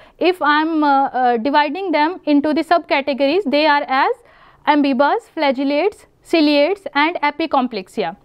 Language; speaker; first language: English; non-native, local second language; Punjabi